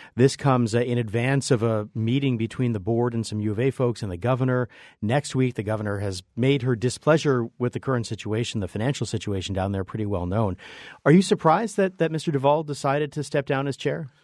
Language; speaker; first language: English; native; English